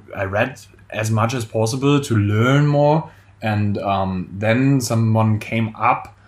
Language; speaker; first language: English; non-native, fluent; German